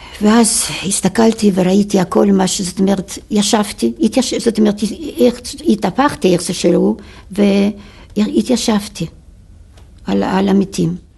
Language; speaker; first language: Hebrew; non-native, fluent; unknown